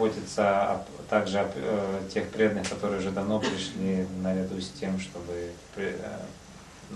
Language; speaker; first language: Russian; native; Russian